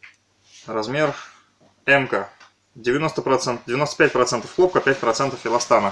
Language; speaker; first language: Russian; native; Russian